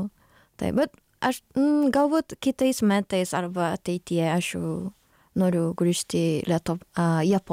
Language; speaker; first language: Lithuanian; non-native, learner; Japanese